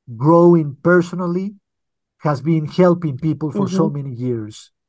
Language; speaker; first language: English; early bilingual, other home language; Spanish